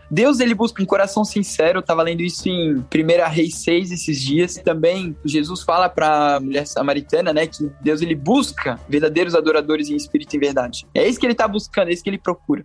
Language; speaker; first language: Portuguese; native; Portuguese